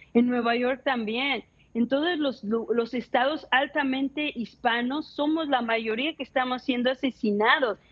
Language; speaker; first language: Spanish; native; Spanish